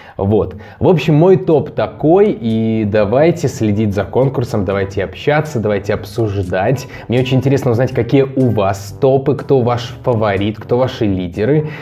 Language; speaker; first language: Russian; native; Russian